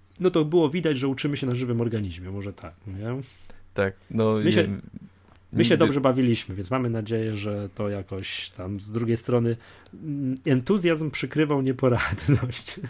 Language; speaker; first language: Polish; native; Polish